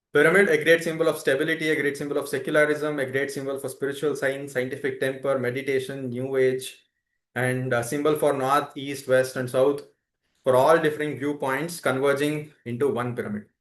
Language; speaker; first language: English; non-native, local second language; Telugu